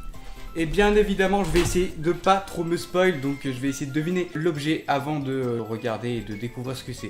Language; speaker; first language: French; native; French